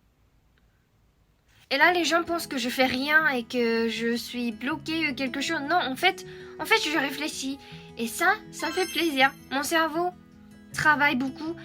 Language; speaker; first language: French; non-native, fluent; Japanese